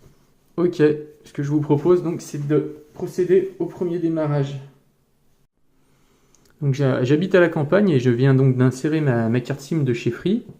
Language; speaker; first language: French; native; French